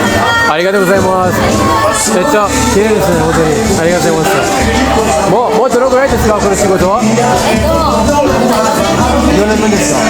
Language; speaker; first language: Japanese; non-native, learner; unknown